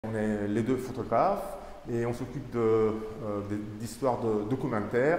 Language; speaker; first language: French; non-native, fluent; Italian